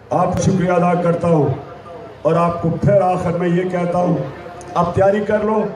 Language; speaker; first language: Urdu; native; Urdu